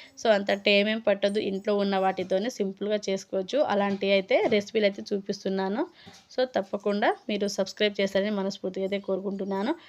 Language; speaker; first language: Telugu; non-native, local second language; Lambadi